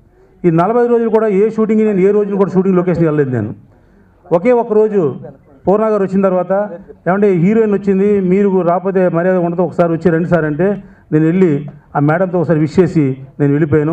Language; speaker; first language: Telugu; native; Telugu